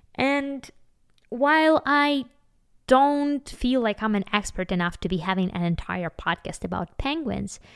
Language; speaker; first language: English; non-native, fluent; Ukrainian